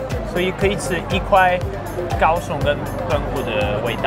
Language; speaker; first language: Chinese; non-native, fluent; French